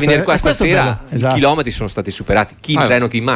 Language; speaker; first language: Italian; native; Italian